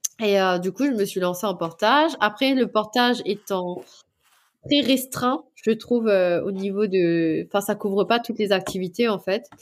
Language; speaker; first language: French; non-native, local second language; Morisyen